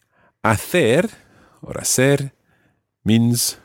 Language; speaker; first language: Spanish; non-native, fluent; English